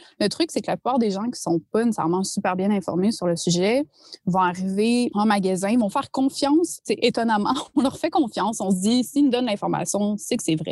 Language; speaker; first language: French; native; French